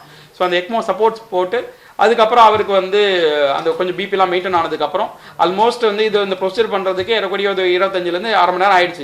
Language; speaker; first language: Tamil; native; Tamil